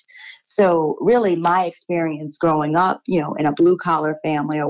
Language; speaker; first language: English; native; English